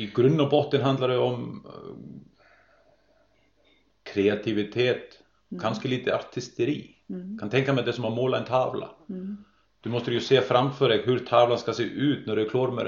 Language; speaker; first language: Swedish; non-native, fluent; Icelandic